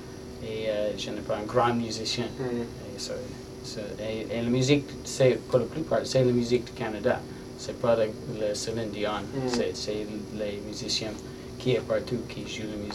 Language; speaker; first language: French; non-native, learner; English